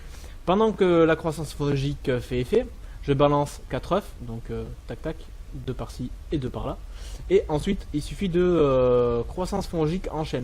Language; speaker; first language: French; native; French